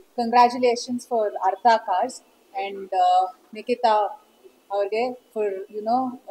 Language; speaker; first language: English; non-native, local second language; Kannada